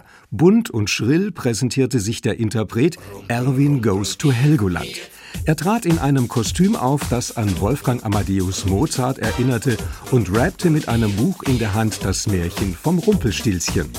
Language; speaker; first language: German; native; German